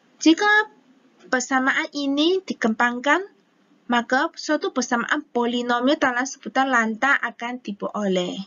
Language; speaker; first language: Malay; non-native, local second language; Chinese